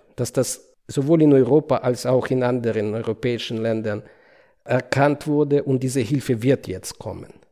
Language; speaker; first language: German; non-native, fluent; Ukrainian